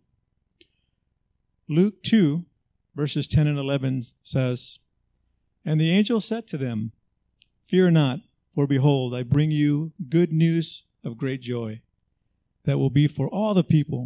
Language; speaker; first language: English; native; English